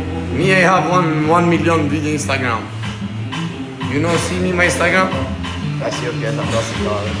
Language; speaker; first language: English; non-native, learner; Albanian